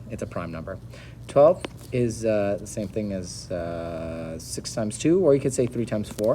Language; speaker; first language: English; native; English